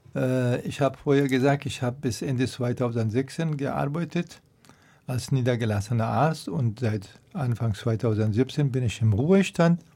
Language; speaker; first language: German; non-native, fluent; Persian